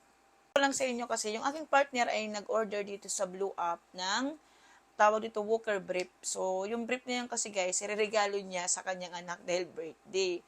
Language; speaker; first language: Filipino; native; Filipino